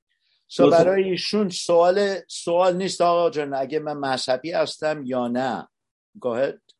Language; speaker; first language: Persian; early bilingual, heritage; Persian